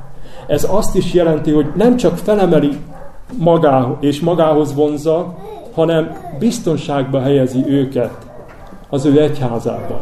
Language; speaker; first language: Hungarian; native; Hungarian